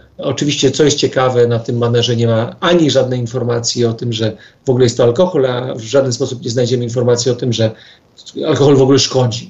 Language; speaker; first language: Polish; native; Polish